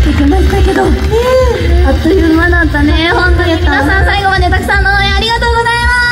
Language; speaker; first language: Japanese; native; Japanese